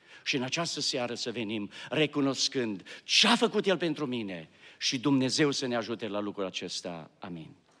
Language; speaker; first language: Romanian; native; Romanian